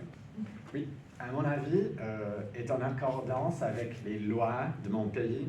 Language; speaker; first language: French; non-native, learner; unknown